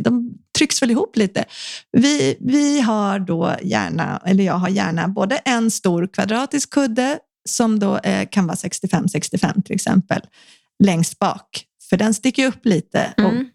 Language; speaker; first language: Swedish; native; Swedish